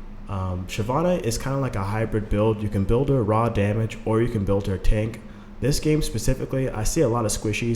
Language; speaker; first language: English; native; English